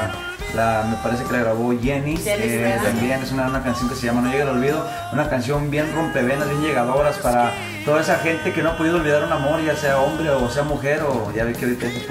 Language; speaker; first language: Spanish; native; Spanish